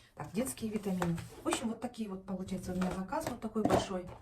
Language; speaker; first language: Russian; non-native, local second language; Kazakh